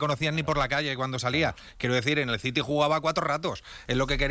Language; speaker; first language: Spanish; native; Spanish